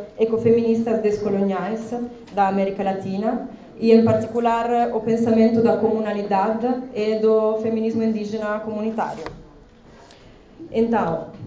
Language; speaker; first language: Portuguese; non-native, fluent; Italian